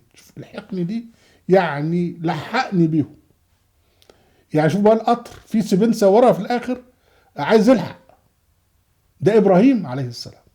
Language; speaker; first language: Arabic; native; Arabic